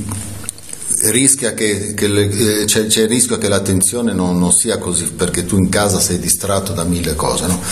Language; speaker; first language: Italian; native; Italian